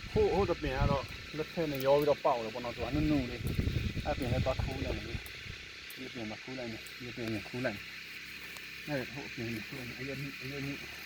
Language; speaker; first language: Burmese; non-native, local second language; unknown